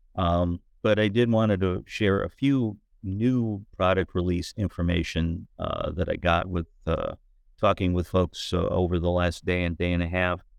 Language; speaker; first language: English; native; English